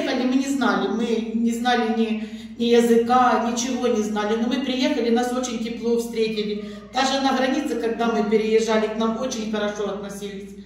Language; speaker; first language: Russian; non-native, local second language; Ukrainian